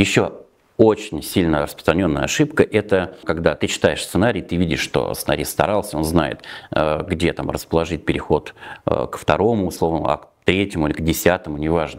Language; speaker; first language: Russian; native; Russian